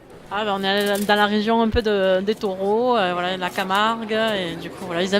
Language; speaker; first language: French; native; French